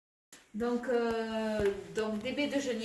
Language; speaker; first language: French; native; French